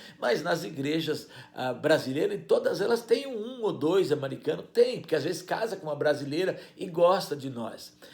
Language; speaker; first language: Portuguese; native; Portuguese